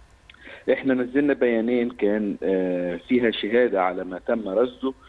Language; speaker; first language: Arabic; native; Arabic